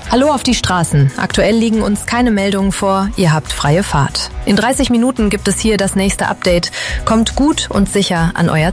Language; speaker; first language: German; native; German